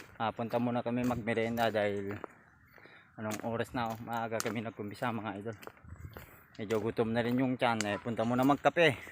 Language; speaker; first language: Filipino; non-native, local second language; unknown